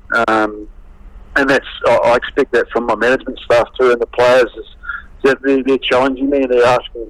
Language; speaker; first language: English; native; English